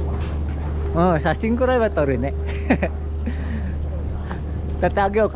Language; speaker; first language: Japanese; non-native, fluent; Indonesian